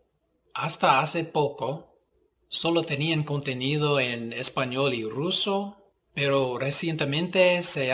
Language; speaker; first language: Spanish; non-native, fluent; English